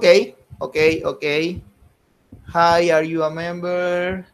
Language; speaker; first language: English; non-native, fluent; Spanish